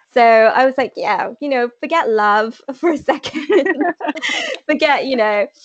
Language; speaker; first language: English; native; English